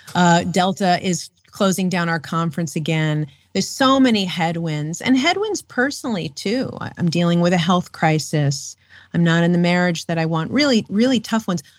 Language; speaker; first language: English; native; English